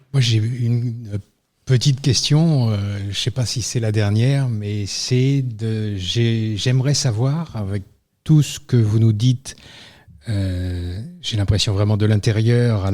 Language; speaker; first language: French; native; French